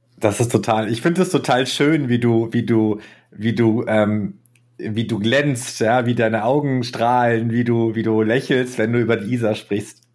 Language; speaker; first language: German; native; German